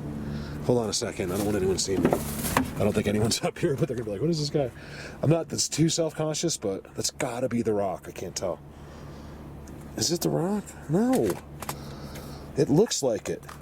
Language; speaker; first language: English; native; English